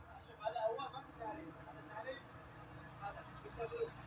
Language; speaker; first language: Arabic; non-native, learner; Filipino